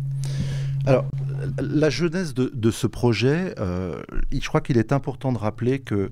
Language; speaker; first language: French; native; French